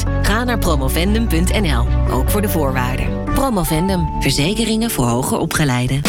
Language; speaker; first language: Dutch; native; Dutch